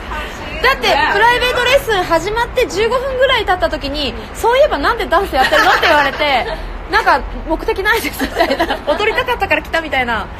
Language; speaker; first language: Japanese; native; Japanese